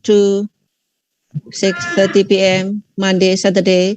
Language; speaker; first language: English; non-native, fluent; Indonesian